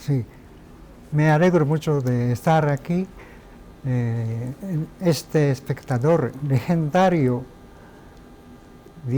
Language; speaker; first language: Spanish; non-native, fluent; Japanese